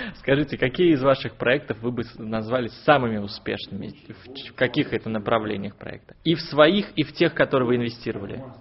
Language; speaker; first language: Russian; native; Russian